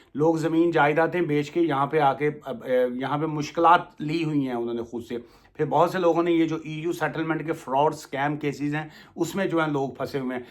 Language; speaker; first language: Urdu; non-native, local second language; Punjabi